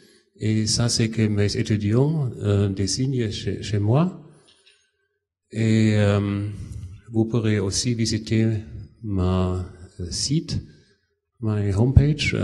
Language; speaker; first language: French; non-native, fluent; German